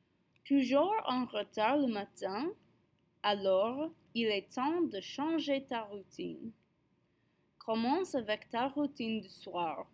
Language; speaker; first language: French; non-native, fluent; English